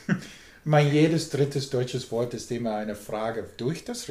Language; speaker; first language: German; non-native, learner; English